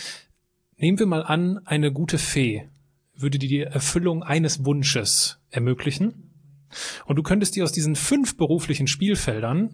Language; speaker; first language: German; native; German